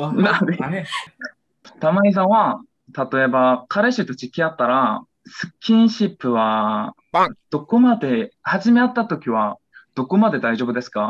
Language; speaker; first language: Japanese; non-native, learner; Korean